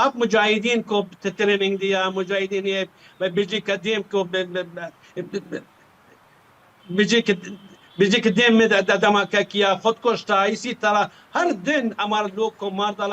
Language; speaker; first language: Hindi; non-native, fluent; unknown